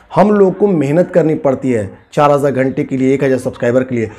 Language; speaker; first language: Hindi; native; Hindi